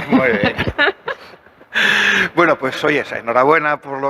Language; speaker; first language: Spanish; native; Spanish